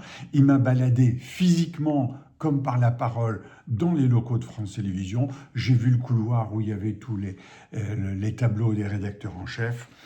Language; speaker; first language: French; native; French